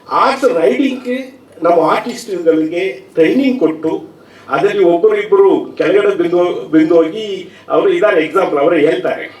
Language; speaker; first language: Kannada; non-native, learner; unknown